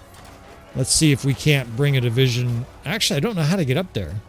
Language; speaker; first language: English; native; English